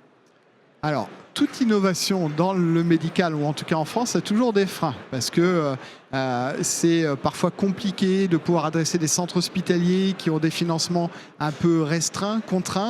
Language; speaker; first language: French; native; French